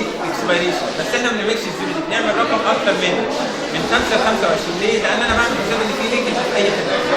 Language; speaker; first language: Arabic; native; Arabic